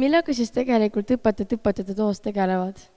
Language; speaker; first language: Estonian; native; Estonian